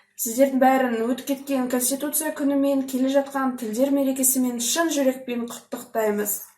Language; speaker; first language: Kazakh; non-native, local second language; Russian